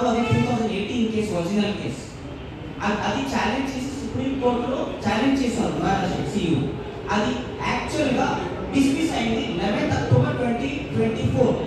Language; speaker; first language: Telugu; non-native, local second language; Urdu